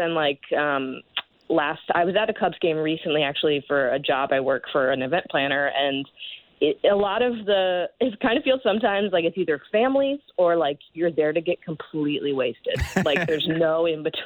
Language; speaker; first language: English; native; English